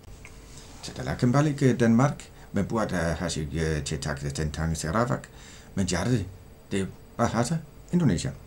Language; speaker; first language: Indonesian; non-native, learner; Danish